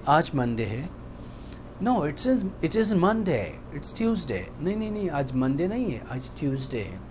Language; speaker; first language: Urdu; native; Urdu